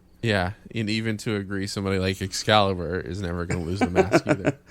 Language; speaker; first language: English; native; English